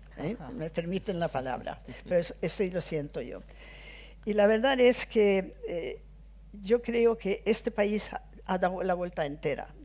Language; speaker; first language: Spanish; non-native, fluent; Swedish